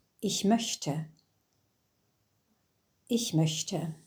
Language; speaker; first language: German; non-native, fluent; English